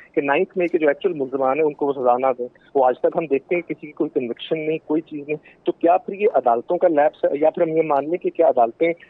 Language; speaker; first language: Urdu; native; Urdu